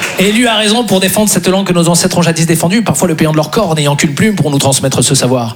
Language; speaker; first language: French; native; French